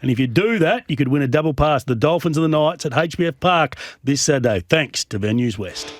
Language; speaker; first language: English; native; English